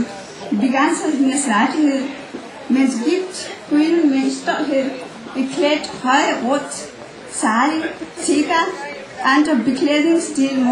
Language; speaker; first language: Danish; non-native, fluent; Nepali